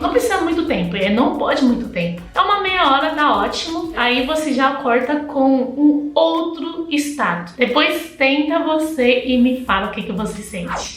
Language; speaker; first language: Portuguese; non-native, fluent; Chinese